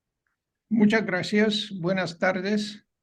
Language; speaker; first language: Spanish; non-native, fluent; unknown